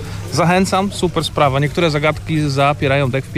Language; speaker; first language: Polish; native; Polish